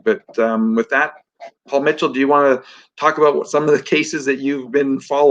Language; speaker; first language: English; native; English